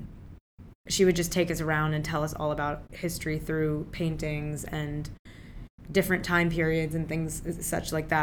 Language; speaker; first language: English; early bilingual, other home language; Urdu